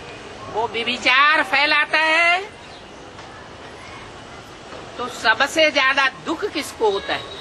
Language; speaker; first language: Hindi; native; Hindi